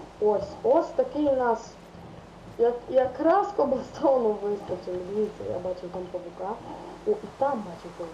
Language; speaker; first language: Ukrainian; native; Ukrainian